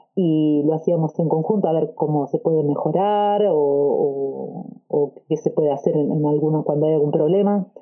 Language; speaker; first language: Spanish; native; Spanish